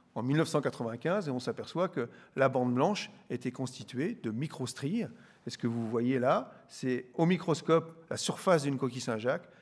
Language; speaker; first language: French; native; French